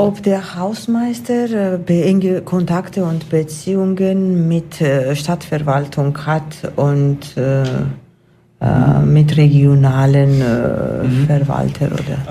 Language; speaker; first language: German; non-native, fluent; Georgian